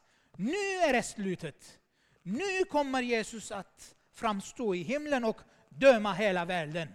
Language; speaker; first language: Swedish; non-native, fluent; Armenian